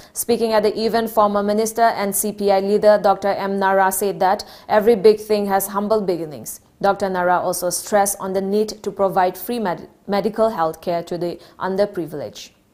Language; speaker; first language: English; non-native, local second language; Manipuri